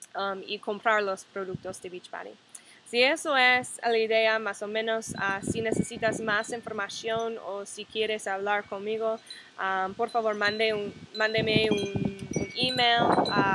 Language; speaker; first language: Spanish; non-native, fluent; English